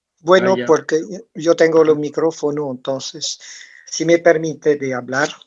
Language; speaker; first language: Spanish; non-native, learner; French